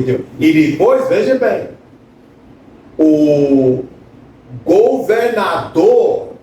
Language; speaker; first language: Portuguese; non-native, fluent; English